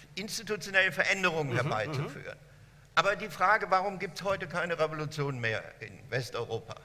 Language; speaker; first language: German; non-native, fluent; French